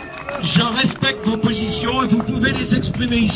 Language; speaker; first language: French; native; French